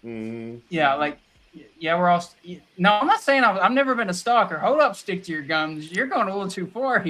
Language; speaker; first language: English; native; English